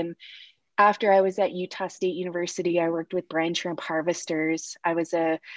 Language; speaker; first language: English; native; English